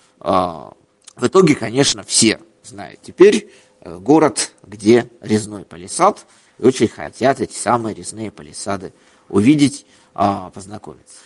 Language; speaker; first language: Russian; native; Russian